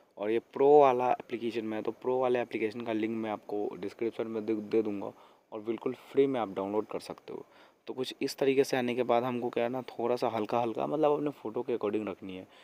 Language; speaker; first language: Hindi; native; Hindi